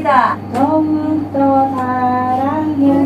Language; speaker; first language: Korean; non-native, learner; Lao